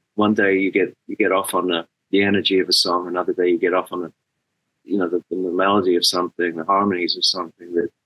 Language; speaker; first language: English; native; English